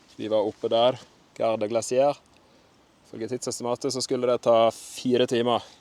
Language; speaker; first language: Norwegian; native; Norwegian